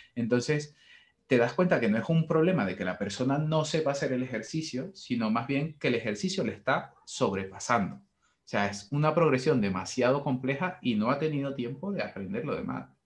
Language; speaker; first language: Spanish; native; Spanish